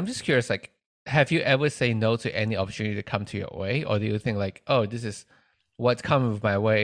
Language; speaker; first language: English; non-native, local second language; Chinese